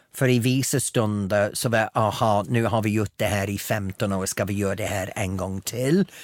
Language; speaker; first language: Swedish; non-native, fluent; English